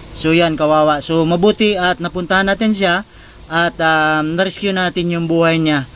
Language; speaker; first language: Filipino; non-native, local second language; Cebuano